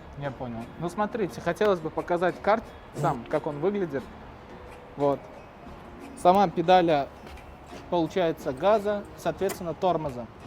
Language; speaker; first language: Russian; non-native, fluent; Turkmen